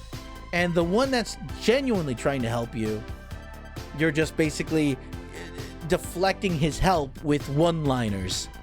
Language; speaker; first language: English; native; English